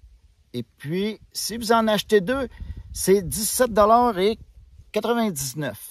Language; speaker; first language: French; native; French